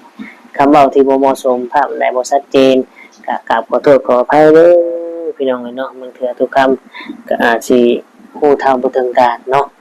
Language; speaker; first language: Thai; non-native, local second language; Lao